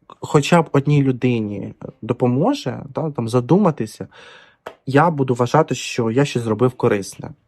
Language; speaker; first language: Ukrainian; non-native, local second language; Russian